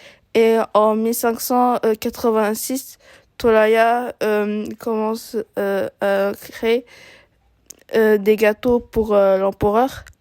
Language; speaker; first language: French; non-native, learner; Japanese